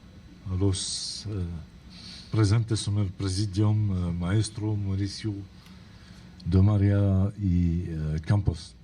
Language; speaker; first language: Spanish; non-native, fluent; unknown